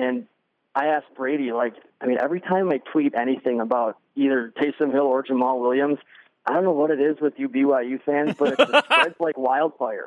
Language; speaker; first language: English; native; English